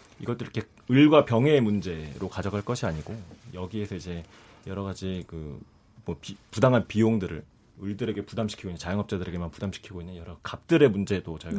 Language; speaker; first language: Korean; native; Korean